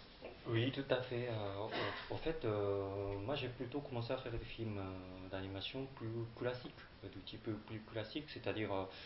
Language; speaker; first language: French; non-native, fluent; Japanese